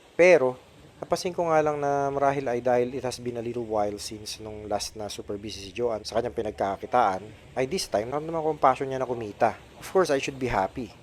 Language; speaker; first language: Filipino; native; Filipino